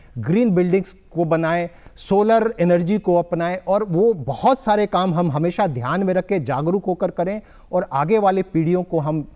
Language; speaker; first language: Hindi; native; Hindi